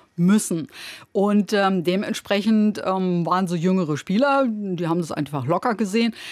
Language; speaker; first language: German; native; German